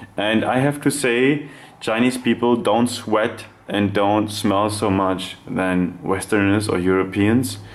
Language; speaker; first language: English; non-native, fluent; German